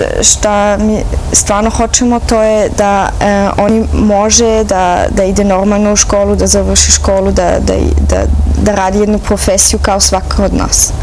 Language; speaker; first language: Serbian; early bilingual, heritage; Serbian